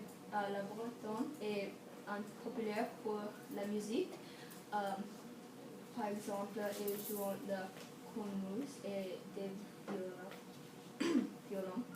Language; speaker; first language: French; non-native, learner; English